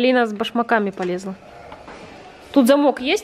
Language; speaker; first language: Russian; native; Russian